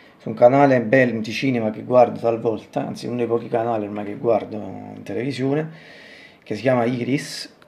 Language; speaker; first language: Italian; native; Italian